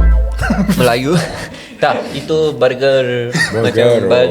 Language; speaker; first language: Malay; non-native, learner; Punjabi